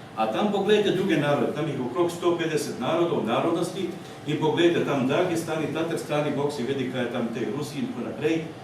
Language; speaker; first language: Slovenian; non-native, fluent; Ukrainian